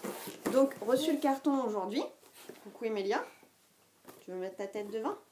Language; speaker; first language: French; native; French